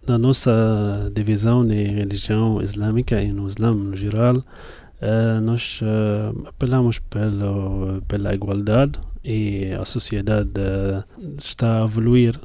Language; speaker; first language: Portuguese; non-native, fluent; Arabic